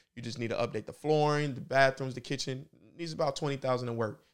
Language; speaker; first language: English; native; English